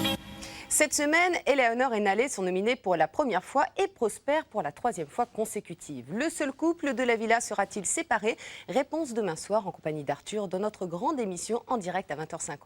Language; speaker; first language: French; native; French